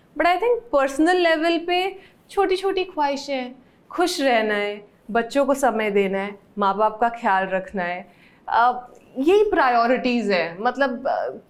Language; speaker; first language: Hindi; native; Hindi